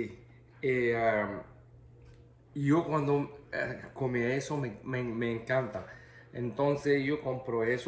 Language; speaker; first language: Spanish; non-native, learner; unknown